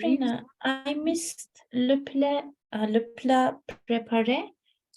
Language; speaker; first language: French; non-native, learner; Turkish